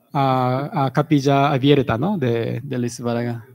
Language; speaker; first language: Spanish; non-native, fluent; Japanese